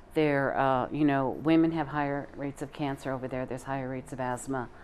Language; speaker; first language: English; native; English